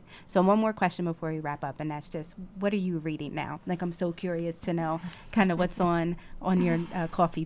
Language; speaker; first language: English; native; English